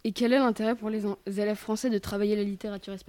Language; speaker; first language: French; native; French